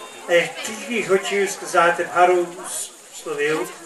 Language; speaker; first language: Ukrainian; early bilingual, heritage; Ukrainian